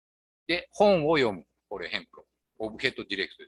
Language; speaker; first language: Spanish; non-native, fluent; Japanese